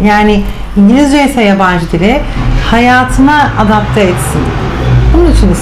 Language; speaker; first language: Turkish; native; Turkish